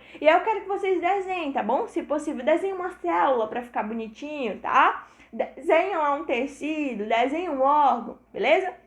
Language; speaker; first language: Portuguese; native; Portuguese